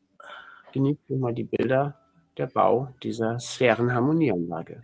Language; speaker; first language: German; native; German